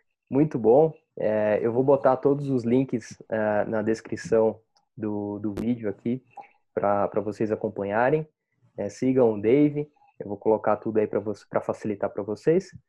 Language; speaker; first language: Portuguese; native; Portuguese